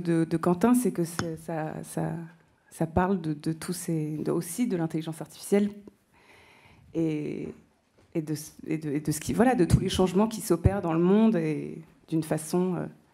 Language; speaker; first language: French; native; French